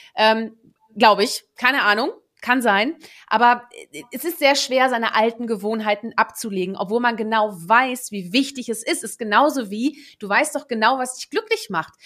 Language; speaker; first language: German; early bilingual, other home language; Dutch